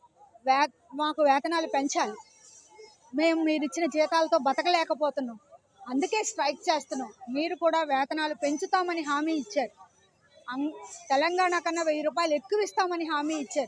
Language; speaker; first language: Telugu; native; Telugu